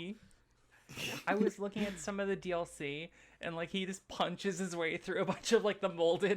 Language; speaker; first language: English; native; English